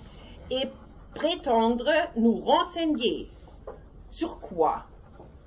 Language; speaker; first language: French; non-native, learner; German